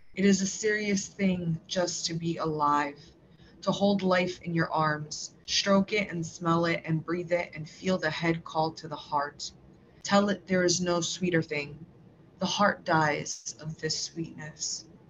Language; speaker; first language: English; early bilingual, other home language; Portuguese